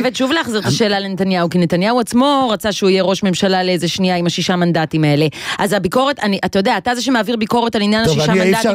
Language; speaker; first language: Hebrew; native; Hebrew